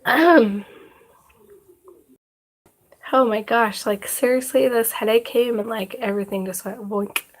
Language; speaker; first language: English; native; English